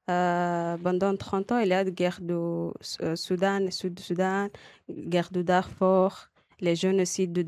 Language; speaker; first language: French; non-native, learner; Arabic